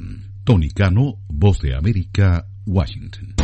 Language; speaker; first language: Spanish; native; Spanish